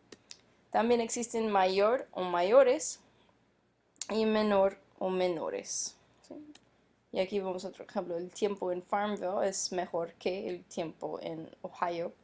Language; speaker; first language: Spanish; non-native, fluent; English